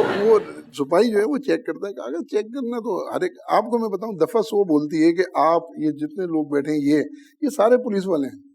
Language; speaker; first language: Urdu; native; Urdu